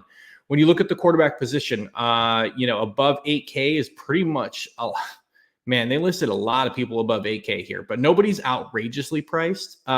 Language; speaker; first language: English; native; English